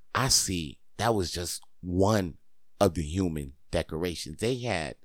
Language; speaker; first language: English; native; English